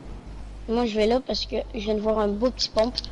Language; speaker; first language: French; native; French